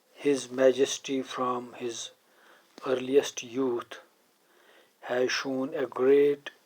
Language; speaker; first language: English; non-native, local second language; Urdu